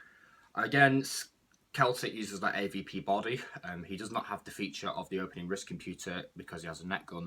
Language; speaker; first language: English; native; English